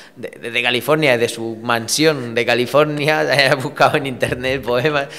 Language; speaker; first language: Spanish; early bilingual, other home language; Romanian